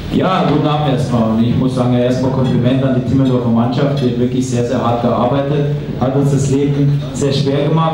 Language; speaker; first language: German; native; German